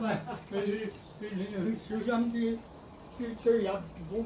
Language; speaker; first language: Cantonese; non-native, fluent; Indonesian